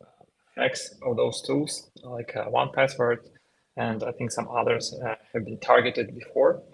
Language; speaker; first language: English; non-native, fluent; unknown